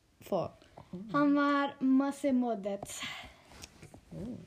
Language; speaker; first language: Swedish; non-native, learner; Icelandic